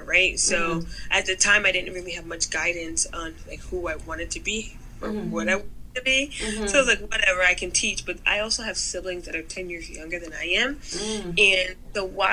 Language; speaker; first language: English; native; English